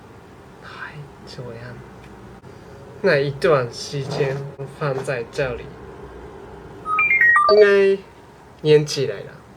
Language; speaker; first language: Chinese; non-native, learner; Japanese